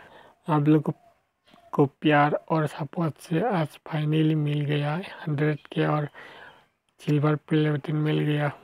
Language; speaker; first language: Hindi; non-native, local second language; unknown